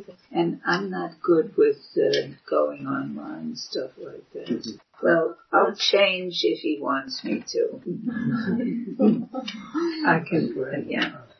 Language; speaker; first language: English; early bilingual, other home language; Chinese